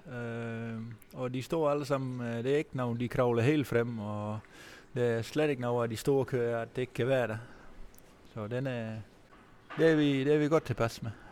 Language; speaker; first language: Danish; non-native, fluent; Dutch